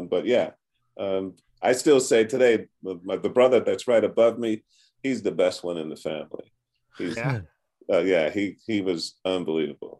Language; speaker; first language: English; native; English